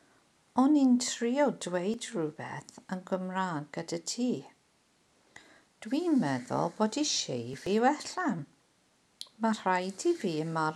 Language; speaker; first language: Welsh; non-native, learner; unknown